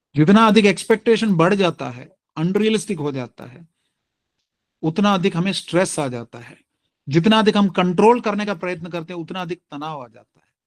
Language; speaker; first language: Hindi; non-native, local second language; Tamil